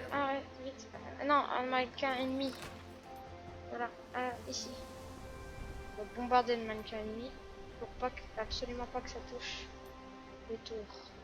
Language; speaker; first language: French; native; French